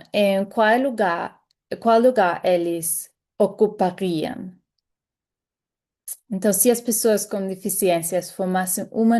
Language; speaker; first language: Portuguese; non-native, fluent; German